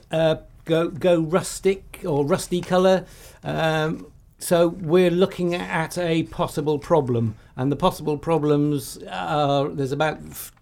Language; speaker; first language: English; native; English